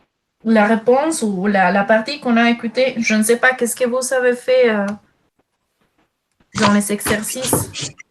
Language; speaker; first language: French; non-native, fluent; Spanish